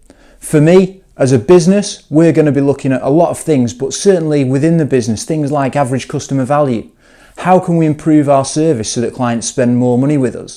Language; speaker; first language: English; native; English